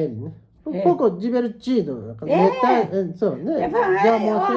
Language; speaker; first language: Portuguese; non-native, learner; Japanese